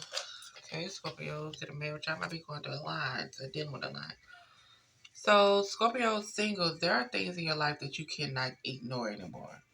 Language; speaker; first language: English; native; English